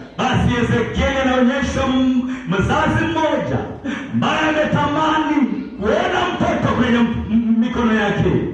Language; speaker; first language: Swahili; non-native, local second language; Luyia